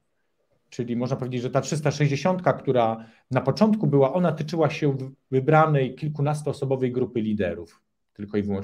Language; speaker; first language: Polish; native; Polish